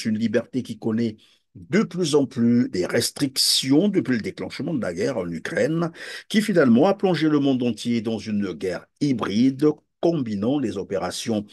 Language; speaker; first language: French; native; French